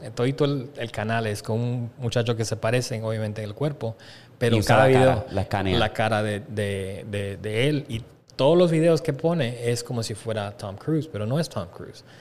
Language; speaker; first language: Spanish; native; Spanish